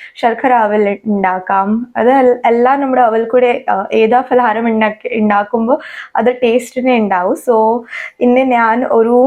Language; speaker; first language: Malayalam; non-native, learner; Kannada